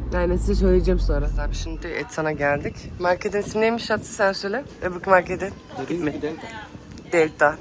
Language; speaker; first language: Turkish; early bilingual, heritage; Turkish